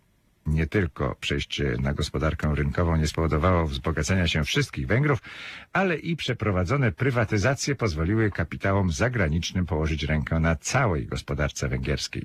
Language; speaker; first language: Polish; native; Polish